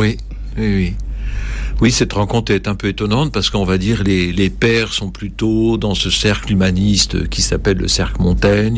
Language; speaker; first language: French; native; French